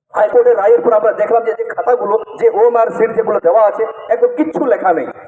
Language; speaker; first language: Bangla; native; Bangla